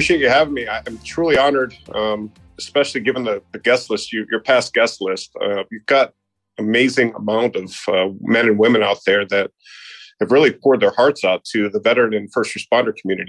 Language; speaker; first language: English; native; English